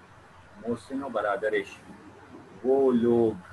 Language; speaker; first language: Persian; non-native, fluent; Urdu